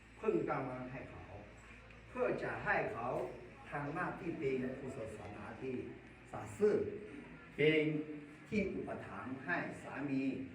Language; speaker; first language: Thai; non-native, local second language; Akha